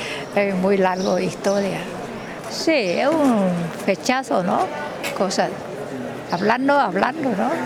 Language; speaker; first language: Spanish; non-native, learner; Thai